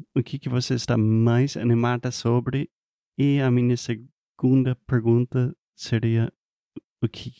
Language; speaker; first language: Portuguese; non-native, fluent; English